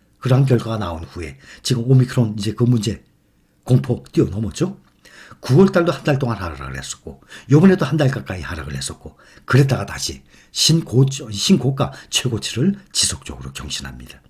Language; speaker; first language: Korean; native; Korean